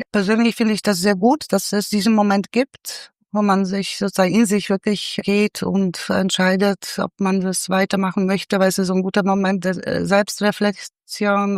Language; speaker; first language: German; non-native, fluent; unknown